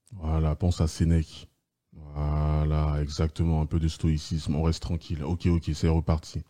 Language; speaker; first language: French; native; French